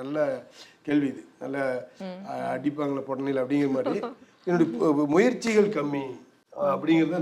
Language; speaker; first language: Tamil; native; Tamil